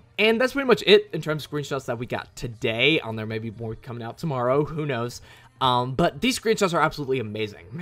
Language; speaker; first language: English; native; English